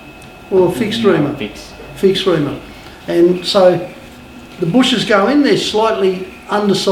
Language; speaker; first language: English; native; English